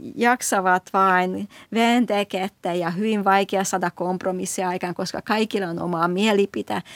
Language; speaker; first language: Finnish; non-native, fluent; Hungarian